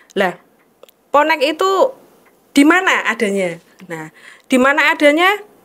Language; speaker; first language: Indonesian; native; Indonesian